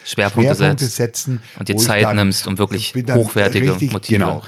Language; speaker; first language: German; native; German